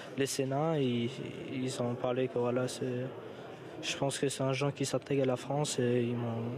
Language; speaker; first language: French; non-native, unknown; Albanian